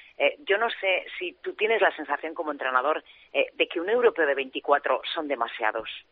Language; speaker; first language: Spanish; native; Spanish